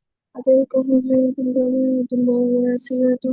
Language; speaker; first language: Arabic; non-native, learner; Bangla